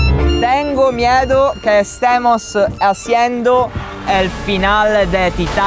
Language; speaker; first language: Spanish; non-native, learner; Italian